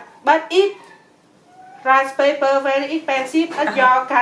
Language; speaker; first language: English; non-native, learner; Vietnamese